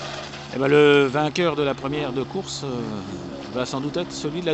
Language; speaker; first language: French; native; French